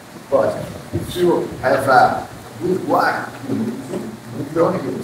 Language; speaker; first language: English; non-native, learner; Portuguese